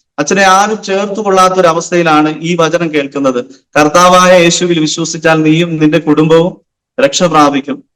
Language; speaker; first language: Malayalam; non-native, local second language; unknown